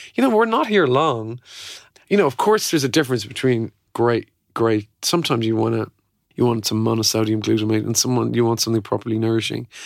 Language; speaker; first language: English; native; English